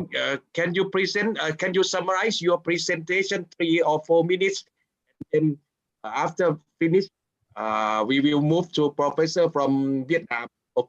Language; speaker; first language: English; non-native, fluent; Thai